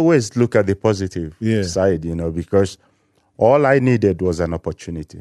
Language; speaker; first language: English; non-native, local second language; Igbo